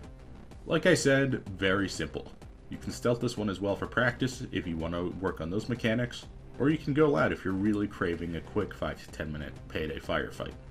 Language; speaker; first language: English; native; English